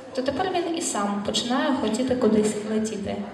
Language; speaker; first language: Ukrainian; native; Ukrainian